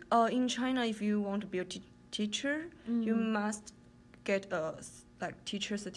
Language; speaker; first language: English; non-native, learner; Chinese